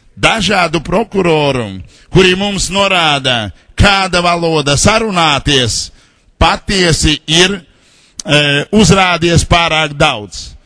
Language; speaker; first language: Latvian; non-native, local second language; Russian